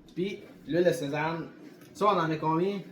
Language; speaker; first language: French; native; French